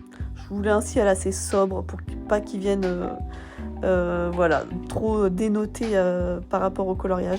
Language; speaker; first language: French; native; French